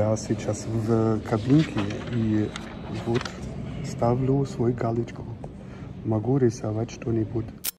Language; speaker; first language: Russian; non-native, learner; German